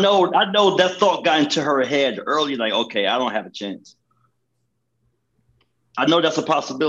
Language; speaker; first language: English; native; English